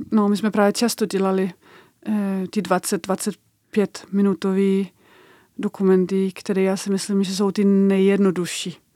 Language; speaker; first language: Czech; non-native, fluent; Danish